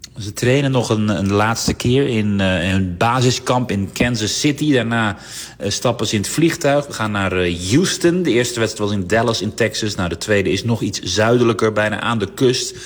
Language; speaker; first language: Dutch; early bilingual, other home language; Turkish